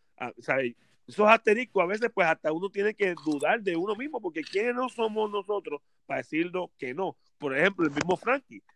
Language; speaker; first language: Spanish; native; Spanish